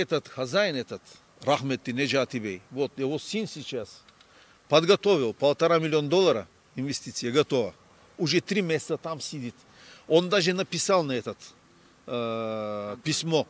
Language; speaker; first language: Russian; non-native, learner; Turkish